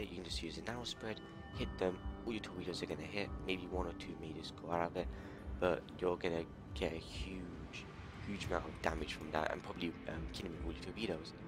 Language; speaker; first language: English; native; English